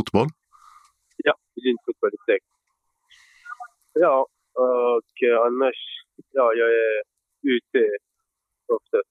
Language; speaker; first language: Swedish; non-native, fluent; Persian